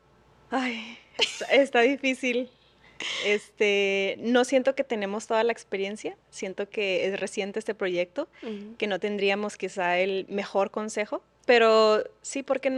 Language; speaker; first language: Spanish; native; Spanish